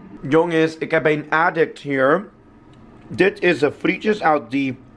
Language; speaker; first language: Dutch; non-native, learner; English